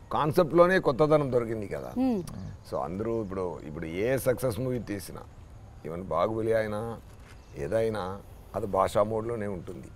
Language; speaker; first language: Telugu; non-native, fluent; Tamil